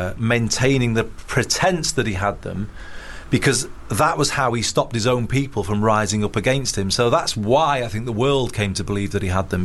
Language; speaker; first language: English; native; English